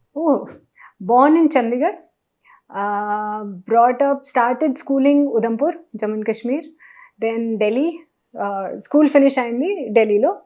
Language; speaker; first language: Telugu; non-native, learner; Hindi